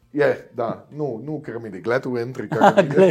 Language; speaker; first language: Romanian; non-native, learner; Dutch